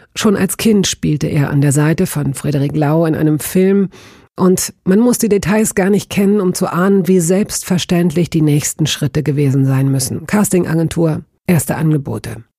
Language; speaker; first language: German; native; German